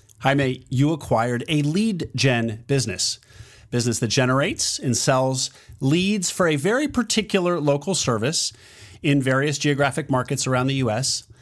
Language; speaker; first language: English; native; English